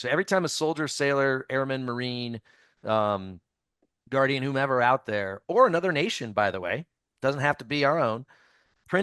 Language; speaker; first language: English; native; English